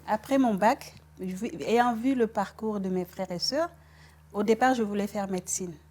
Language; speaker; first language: French; non-native, local second language; Wolof